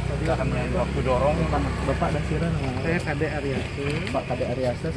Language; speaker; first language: Indonesian; native; Indonesian